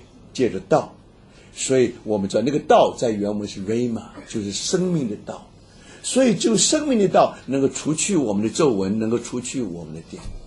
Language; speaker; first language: Chinese; native; Chinese